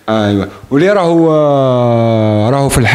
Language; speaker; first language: Arabic; native; Arabic